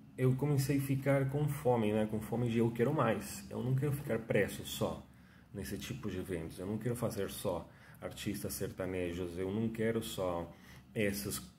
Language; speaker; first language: Portuguese; non-native, fluent; Spanish